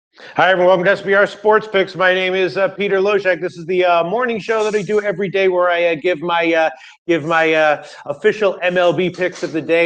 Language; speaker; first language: English; native; English